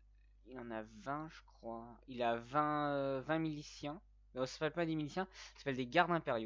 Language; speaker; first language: French; native; French